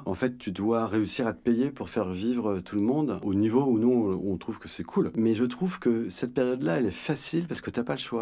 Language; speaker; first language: French; native; French